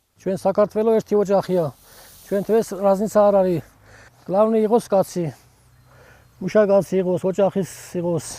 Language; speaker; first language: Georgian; non-native, local second language; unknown